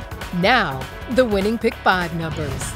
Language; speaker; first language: English; native; English